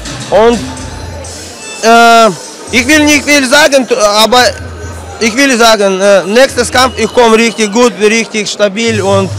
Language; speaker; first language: German; non-native, learner; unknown